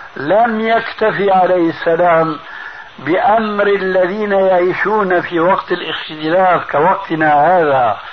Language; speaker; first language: Arabic; native; Arabic